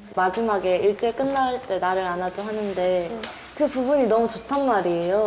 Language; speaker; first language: Korean; native; Korean